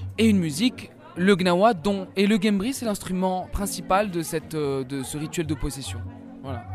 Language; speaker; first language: French; non-native, local second language; Arabic